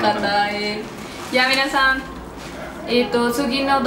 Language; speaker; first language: Japanese; non-native, learner; Spanish